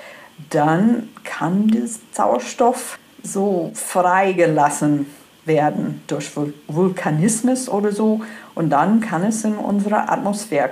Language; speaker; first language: German; non-native, fluent; English